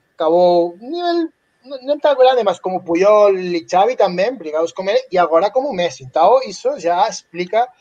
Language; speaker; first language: Portuguese; non-native, learner; Spanish